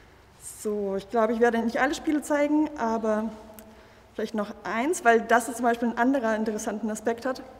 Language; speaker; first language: German; native; German